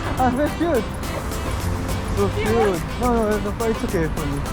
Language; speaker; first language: English; non-native, learner; Korean